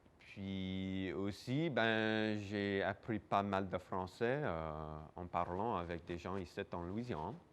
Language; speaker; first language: French; non-native, local second language; English